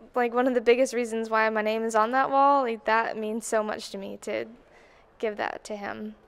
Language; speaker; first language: English; native; English